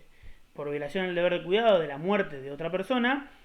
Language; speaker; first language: Spanish; native; Spanish